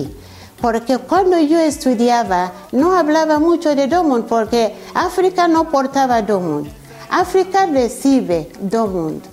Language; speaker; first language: Spanish; non-native, fluent; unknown